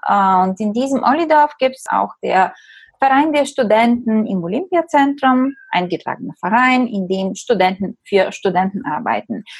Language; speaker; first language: German; non-native, fluent; Bulgarian